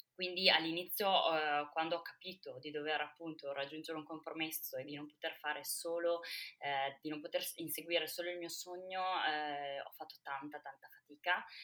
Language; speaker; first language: Italian; native; Italian